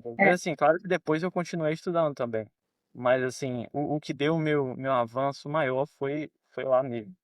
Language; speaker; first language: Portuguese; native; Portuguese